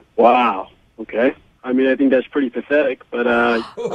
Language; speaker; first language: English; native; English